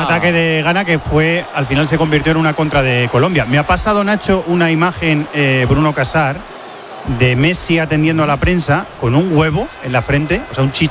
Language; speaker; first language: Spanish; native; Spanish